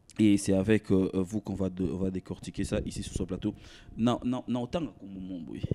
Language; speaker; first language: French; non-native, local second language; Lingala